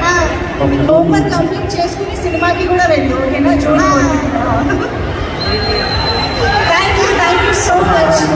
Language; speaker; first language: Telugu; native; Telugu